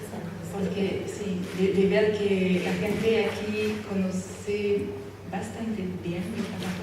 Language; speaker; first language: Spanish; non-native, learner; French